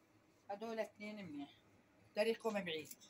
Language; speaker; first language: Arabic; native; Arabic